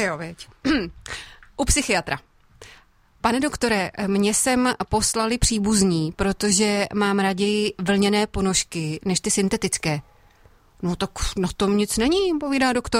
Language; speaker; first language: Czech; native; Czech